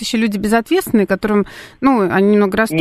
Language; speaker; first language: Russian; native; Russian